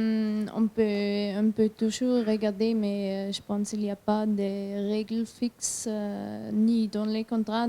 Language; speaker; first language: French; non-native, learner; German